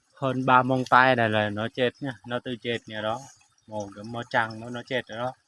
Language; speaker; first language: Vietnamese; non-native, local second language; Jarai